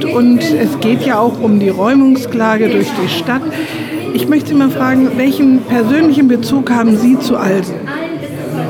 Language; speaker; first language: German; native; German